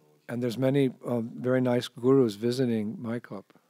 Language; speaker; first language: English; native; English